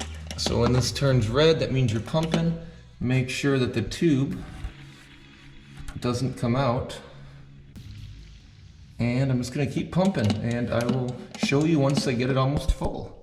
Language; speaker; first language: English; native; English